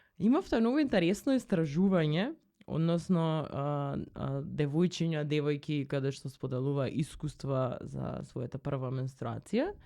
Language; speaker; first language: Macedonian; native; Macedonian